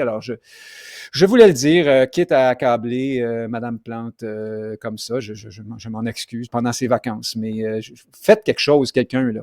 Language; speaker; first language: French; native; French